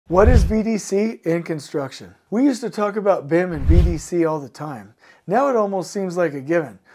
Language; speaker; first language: English; native; English